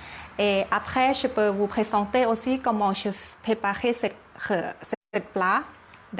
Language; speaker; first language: French; non-native, learner; Thai